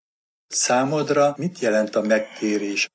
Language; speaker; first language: Hungarian; native; Hungarian